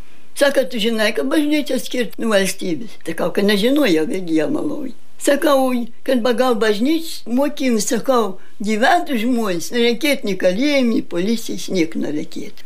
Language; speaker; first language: Lithuanian; native; Lithuanian